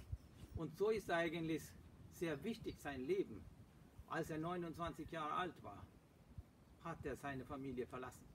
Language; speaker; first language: German; non-native, fluent; Sinhala